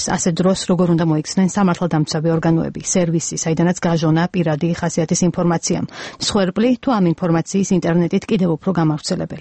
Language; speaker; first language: Georgian; native; Georgian